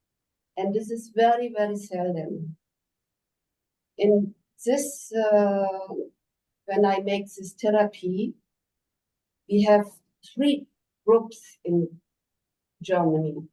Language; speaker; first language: English; non-native, learner; German